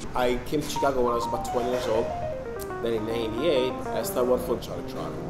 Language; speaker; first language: English; non-native, fluent; Italian